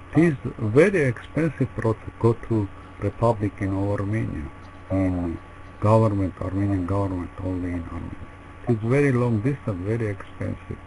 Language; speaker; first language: English; non-native, learner; Russian